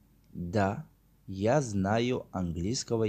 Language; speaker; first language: Russian; non-native, learner; Tajik